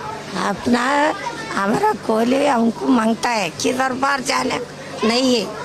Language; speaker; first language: Hindi; non-native, local second language; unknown